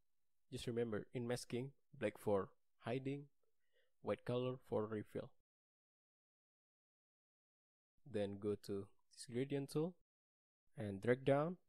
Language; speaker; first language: English; non-native, learner; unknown